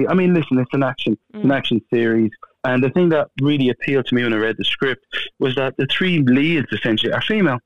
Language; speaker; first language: English; native; English